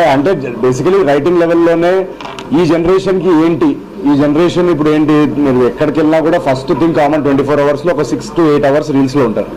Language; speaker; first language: Telugu; native; Telugu